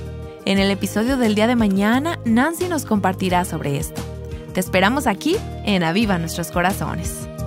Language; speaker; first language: Spanish; native; Spanish